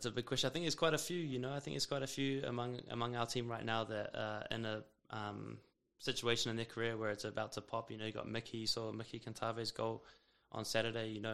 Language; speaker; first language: English; native; English